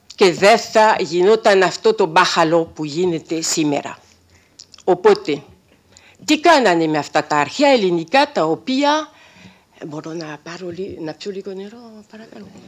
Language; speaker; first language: Greek; non-native, fluent; French